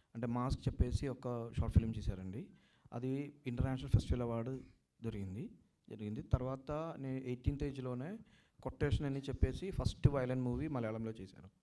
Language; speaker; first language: Telugu; non-native, learner; Malayalam